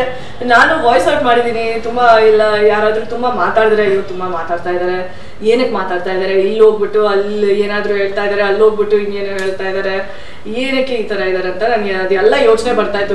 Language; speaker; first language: Kannada; non-native, fluent; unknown